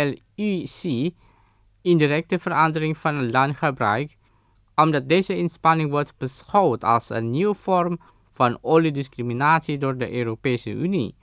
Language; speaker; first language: Dutch; non-native, fluent; Indonesian